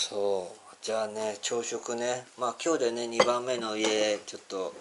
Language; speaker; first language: Japanese; native; Japanese